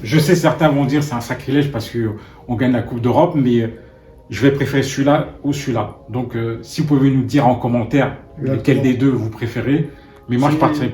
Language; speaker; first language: French; native; French